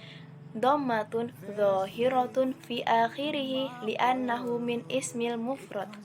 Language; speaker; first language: Arabic; non-native, learner; Indonesian